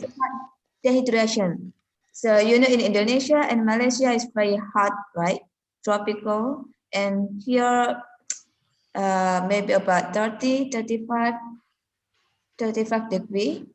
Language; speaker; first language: English; non-native, learner; Indonesian